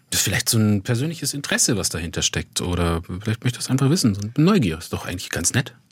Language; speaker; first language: German; native; German